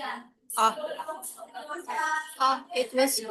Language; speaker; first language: English; non-native, learner; Indonesian